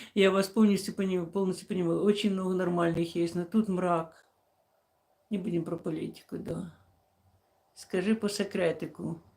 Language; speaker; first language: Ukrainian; non-native, local second language; Russian